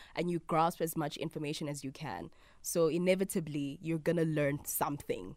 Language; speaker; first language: English; non-native, local second language; Zulu